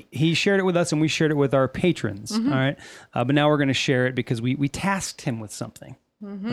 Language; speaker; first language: English; native; English